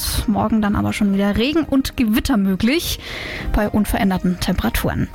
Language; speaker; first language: German; native; German